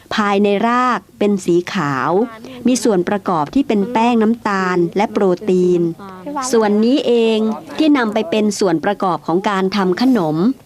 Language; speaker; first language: Thai; native; Thai